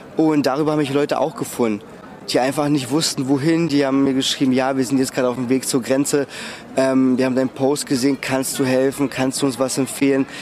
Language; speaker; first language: German; early bilingual, other home language; Russian